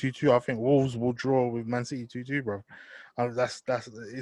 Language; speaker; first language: English; native; English